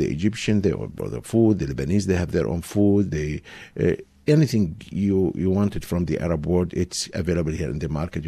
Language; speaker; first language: English; non-native, fluent; Arabic